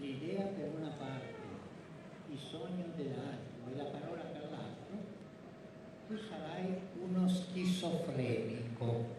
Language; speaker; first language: Italian; non-native, fluent; Spanish